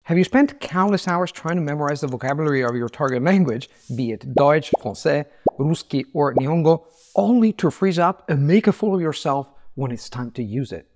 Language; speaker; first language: English; non-native, fluent; Italian